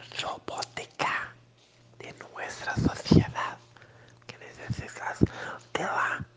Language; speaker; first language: Spanish; non-native, learner; Portuguese